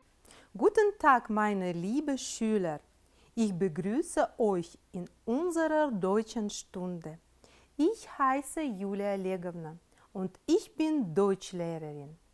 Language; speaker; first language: German; non-native, fluent; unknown